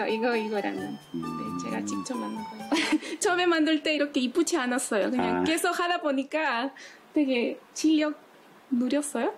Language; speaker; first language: Korean; non-native, learner; Spanish